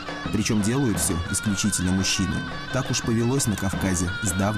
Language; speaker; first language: Russian; native; Russian